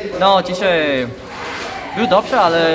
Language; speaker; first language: Polish; non-native, learner; Danish